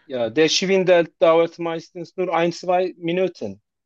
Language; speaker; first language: German; non-native, learner; Turkish